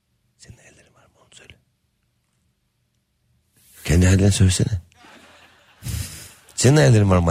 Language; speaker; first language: Turkish; native; Turkish